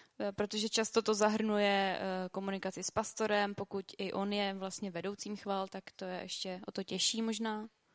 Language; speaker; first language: Czech; native; Czech